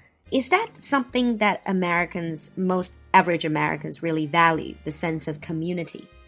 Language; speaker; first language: English; non-native, fluent; Chinese